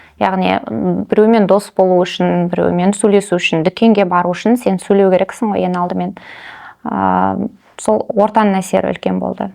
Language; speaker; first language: Kazakh; non-native, local second language; Russian